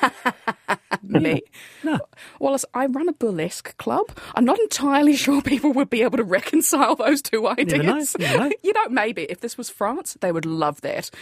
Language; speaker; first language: English; native; English